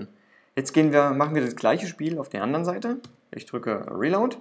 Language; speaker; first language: German; native; German